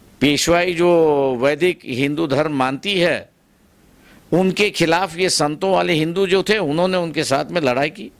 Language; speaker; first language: Hindi; non-native, local second language; Marathi